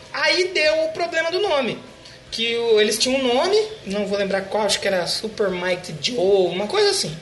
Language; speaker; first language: Portuguese; native; Portuguese